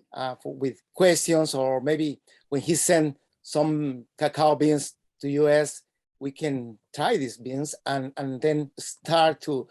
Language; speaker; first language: English; non-native, fluent; Spanish